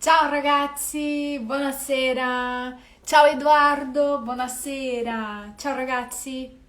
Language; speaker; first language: Italian; non-native, fluent; Portuguese